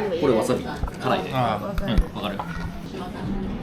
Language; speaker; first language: Japanese; non-native, learner; Korean